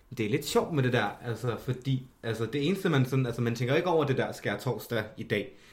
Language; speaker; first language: Danish; native; Danish